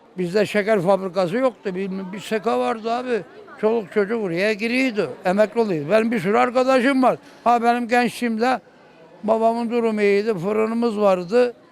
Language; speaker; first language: Turkish; native; Turkish